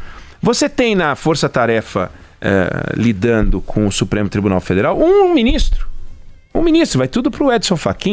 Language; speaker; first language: Portuguese; native; Portuguese